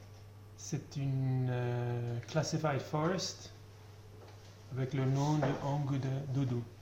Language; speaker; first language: French; non-native, learner; German